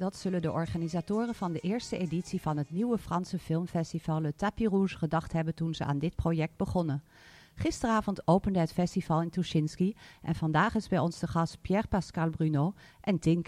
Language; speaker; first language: Dutch; native; Dutch